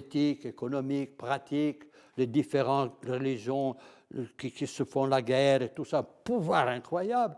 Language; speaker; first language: French; non-native, fluent; Italian